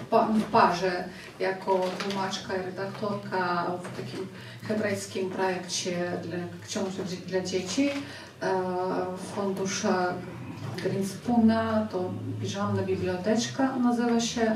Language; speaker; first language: Polish; non-native, fluent; Ukrainian